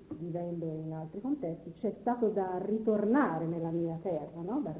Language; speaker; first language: Italian; native; Italian